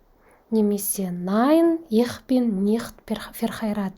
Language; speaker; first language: German; non-native, fluent; Kazakh